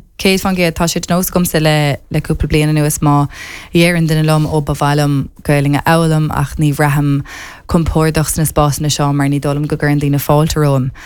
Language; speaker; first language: Irish; non-native, local second language; English